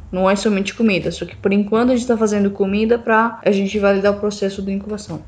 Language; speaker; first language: Portuguese; non-native, learner; Arabic